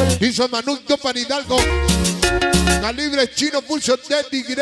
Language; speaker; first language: Spanish; native; Spanish